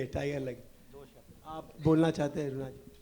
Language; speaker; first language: Hindi; native; Hindi